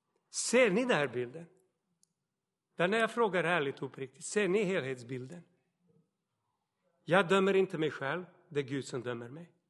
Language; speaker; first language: Swedish; non-native, fluent; Serbian